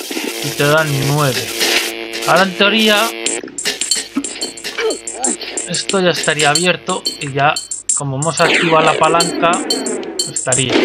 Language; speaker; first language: Spanish; native; Spanish